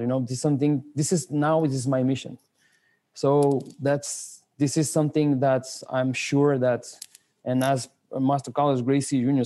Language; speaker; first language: English; non-native, fluent; French